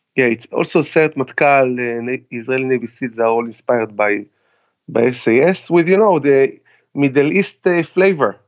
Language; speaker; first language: English; non-native, fluent; Hebrew